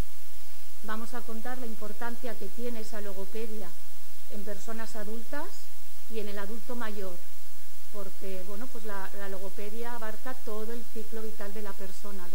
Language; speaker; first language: Spanish; native; Spanish